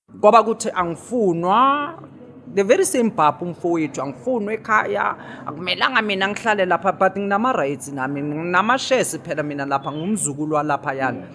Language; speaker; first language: Zulu; non-native, local second language; Tswana